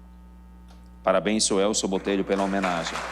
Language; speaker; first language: Portuguese; native; Portuguese